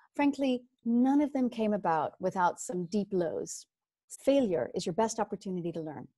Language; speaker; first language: English; native; English